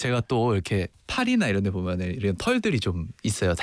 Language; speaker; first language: Korean; native; Korean